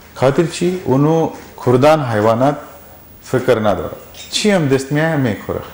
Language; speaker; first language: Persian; non-native, learner; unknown